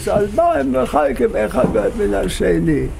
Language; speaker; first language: Hebrew; non-native, fluent; English